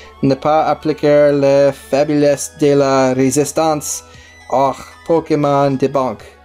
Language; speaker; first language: French; non-native, learner; English